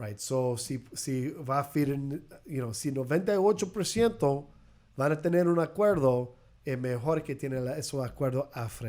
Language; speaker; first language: Spanish; early bilingual, heritage; Spanish